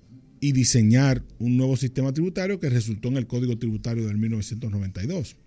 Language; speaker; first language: Spanish; native; Spanish